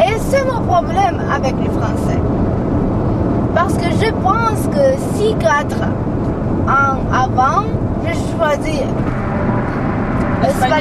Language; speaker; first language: French; non-native, learner; Georgian